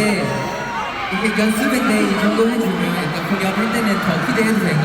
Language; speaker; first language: Korean; non-native, fluent; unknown